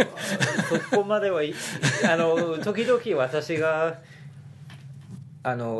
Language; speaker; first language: Japanese; non-native, fluent; English